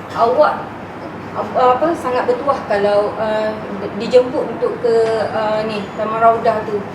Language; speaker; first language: Malay; native; Malay